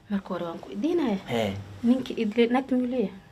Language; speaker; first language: Somali; non-native, learner; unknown